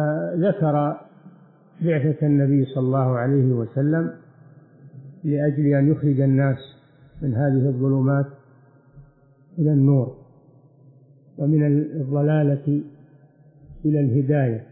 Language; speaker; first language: Arabic; native; Arabic